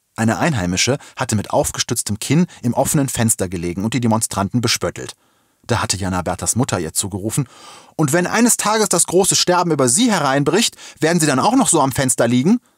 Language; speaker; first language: German; native; German